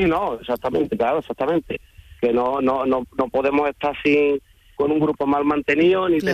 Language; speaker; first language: Spanish; native; Spanish